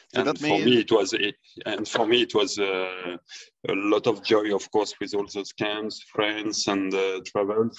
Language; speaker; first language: English; non-native, fluent; French